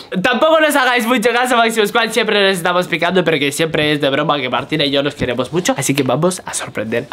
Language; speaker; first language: Spanish; native; Spanish